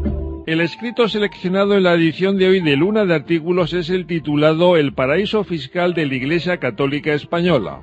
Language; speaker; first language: Spanish; native; Spanish